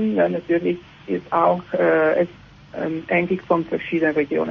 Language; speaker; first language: German; non-native, learner; Italian